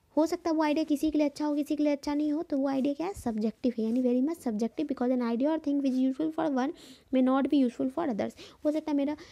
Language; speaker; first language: Hindi; native; Hindi